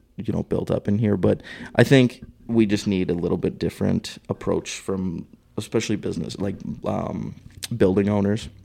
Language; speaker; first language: English; native; English